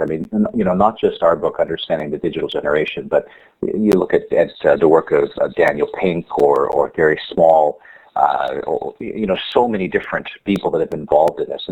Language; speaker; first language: English; native; English